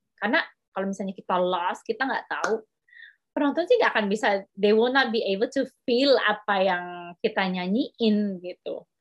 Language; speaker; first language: Indonesian; native; Indonesian